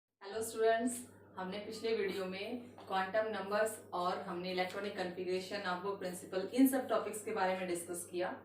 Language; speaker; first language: Hindi; native; Hindi